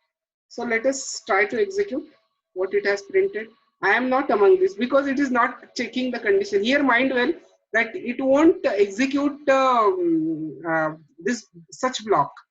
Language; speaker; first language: English; non-native, local second language; Marathi